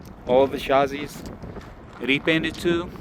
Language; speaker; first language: English; non-native, learner; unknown